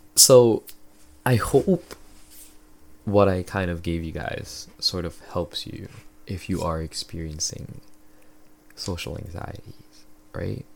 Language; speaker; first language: English; non-native, local second language; Filipino